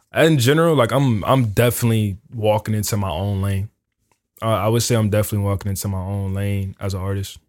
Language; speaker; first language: English; native; English